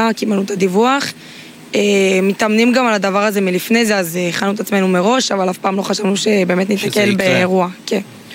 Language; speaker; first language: Hebrew; native; Hebrew